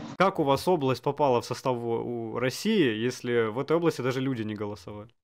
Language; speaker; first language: Russian; native; Russian